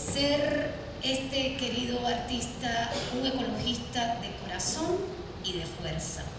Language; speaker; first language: Spanish; native; Spanish